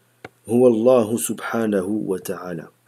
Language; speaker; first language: Arabic; non-native, fluent; French